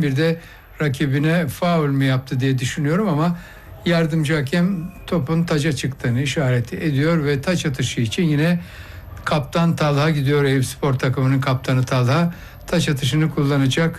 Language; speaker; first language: Turkish; native; Turkish